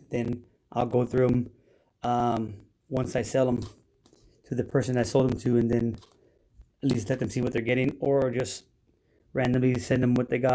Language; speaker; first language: English; native; English